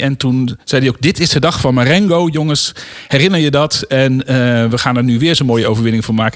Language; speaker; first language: Dutch; native; Dutch